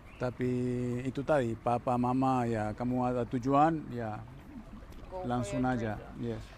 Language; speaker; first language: Indonesian; non-native, fluent; Spanish